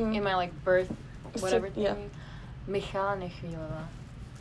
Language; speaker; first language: English; non-native, fluent; Czech